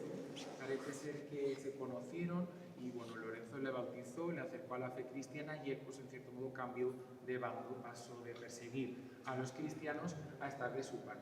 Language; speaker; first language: Spanish; native; Spanish